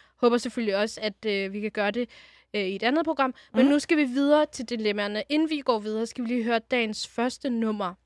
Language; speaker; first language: Danish; early bilingual, other home language; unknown